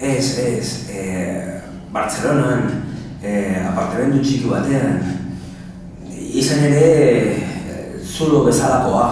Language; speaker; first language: Basque; non-native, learner; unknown